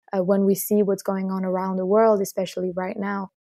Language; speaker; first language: English; non-native, fluent; French